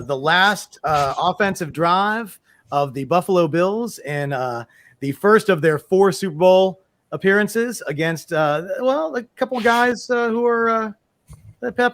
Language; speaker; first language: English; native; English